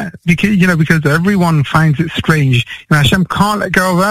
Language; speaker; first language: English; native; English